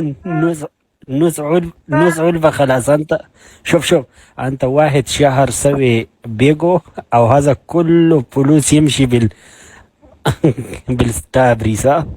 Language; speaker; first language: Arabic; non-native, learner; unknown